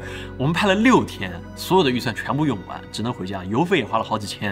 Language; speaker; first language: Chinese; native; Chinese